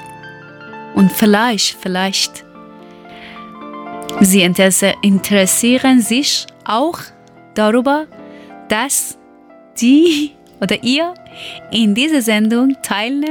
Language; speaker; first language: German; non-native, learner; Persian